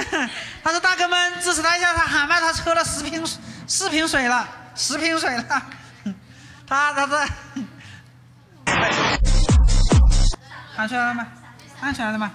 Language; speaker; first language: Chinese; native; Chinese